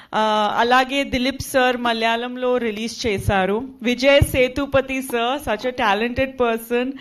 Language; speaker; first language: Telugu; non-native, fluent; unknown